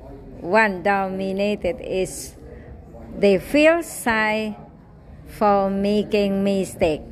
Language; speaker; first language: English; non-native, fluent; Indonesian